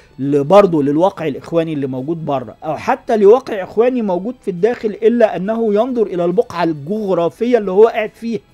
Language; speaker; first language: Arabic; native; Arabic